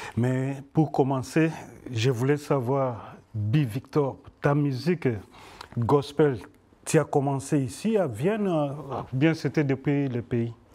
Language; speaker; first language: French; non-native, local second language; Swahili